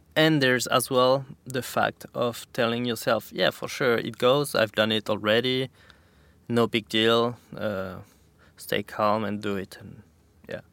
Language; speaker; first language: English; non-native, fluent; French